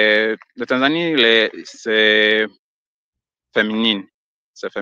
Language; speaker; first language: French; non-native, learner; Swahili